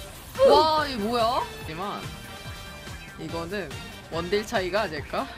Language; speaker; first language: Korean; native; Korean